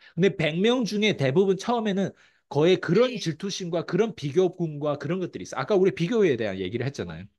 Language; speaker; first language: Korean; early bilingual, heritage; Korean